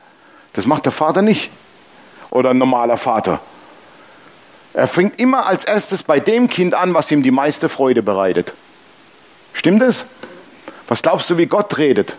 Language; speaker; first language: German; native; German